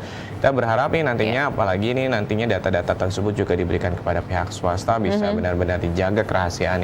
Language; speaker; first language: Indonesian; native; Indonesian